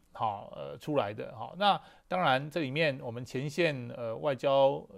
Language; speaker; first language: Chinese; native; Chinese